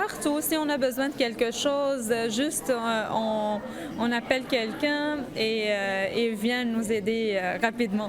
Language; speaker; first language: French; non-native, learner; Arabic